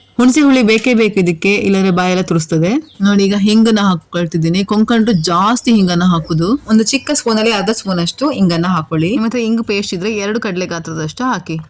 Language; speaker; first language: Kannada; native; Kannada